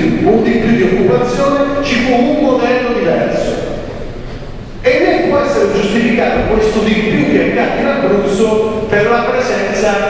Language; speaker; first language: Italian; native; Italian